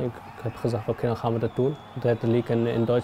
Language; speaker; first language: Dutch; non-native, fluent; German